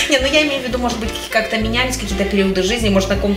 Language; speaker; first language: Russian; native; Russian